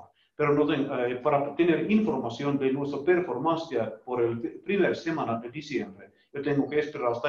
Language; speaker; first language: Spanish; non-native, learner; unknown